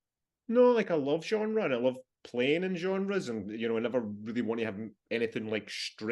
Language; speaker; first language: English; native; English